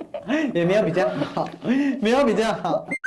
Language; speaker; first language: Chinese; native; Chinese